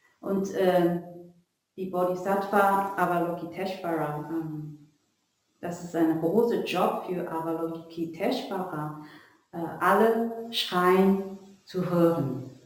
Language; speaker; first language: German; non-native, learner; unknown